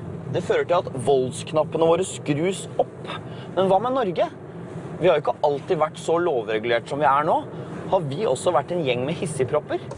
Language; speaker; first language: Norwegian; native; Norwegian